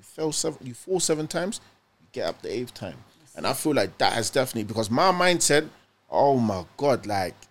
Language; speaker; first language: English; early bilingual, other home language; German